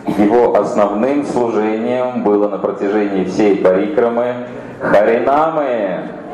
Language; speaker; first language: Russian; native; Russian